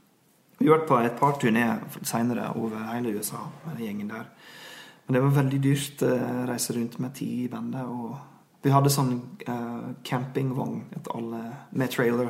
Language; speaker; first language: Norwegian; non-native, fluent; English